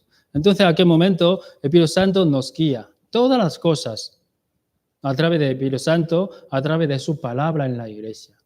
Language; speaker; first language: Spanish; non-native, learner; Chinese